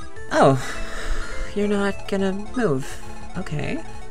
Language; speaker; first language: English; native; English